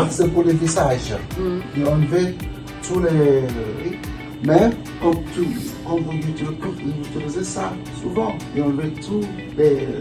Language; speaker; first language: French; non-native, learner; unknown